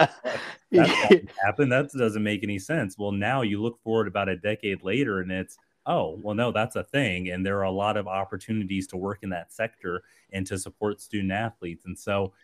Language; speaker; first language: English; native; English